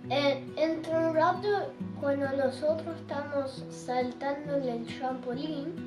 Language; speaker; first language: Spanish; early bilingual, heritage; Spanish